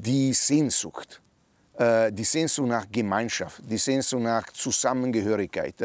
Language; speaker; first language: German; non-native, fluent; Italian